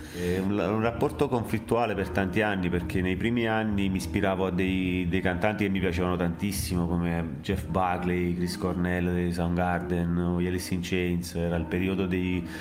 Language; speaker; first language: Italian; native; Italian